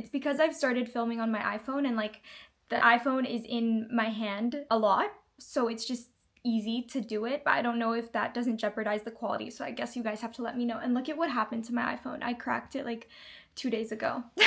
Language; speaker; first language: English; early bilingual, other home language; Polish